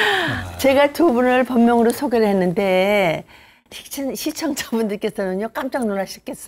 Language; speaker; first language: Korean; native; Korean